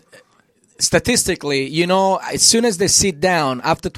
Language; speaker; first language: English; non-native, fluent; Italian